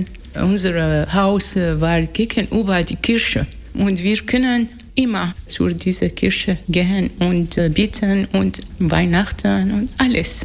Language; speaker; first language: German; non-native, learner; Arabic